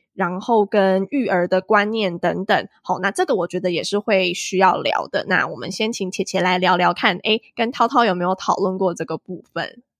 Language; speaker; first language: Chinese; native; Chinese